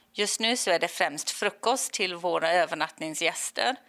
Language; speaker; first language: Swedish; non-native, fluent; English